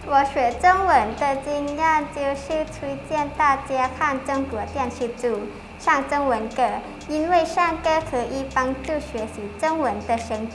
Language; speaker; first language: Chinese; non-native, learner; Thai